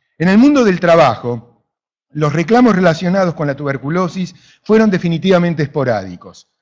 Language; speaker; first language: Spanish; native; Spanish